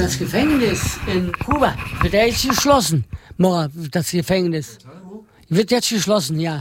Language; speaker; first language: German; non-native, learner; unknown